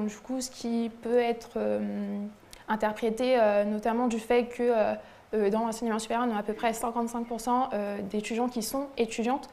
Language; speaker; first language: French; native; French